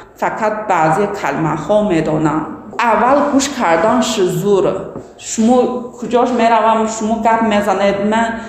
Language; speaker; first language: Persian; non-native, learner; Chinese